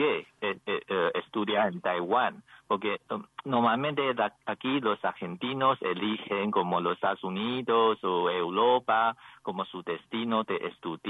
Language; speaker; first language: Spanish; non-native, learner; Chinese